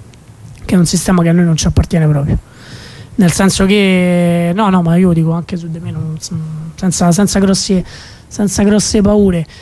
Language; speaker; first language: Italian; native; Italian